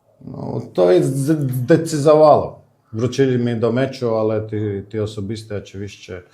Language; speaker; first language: Polish; non-native, learner; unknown